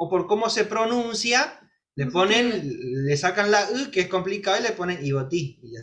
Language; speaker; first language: Spanish; native; Spanish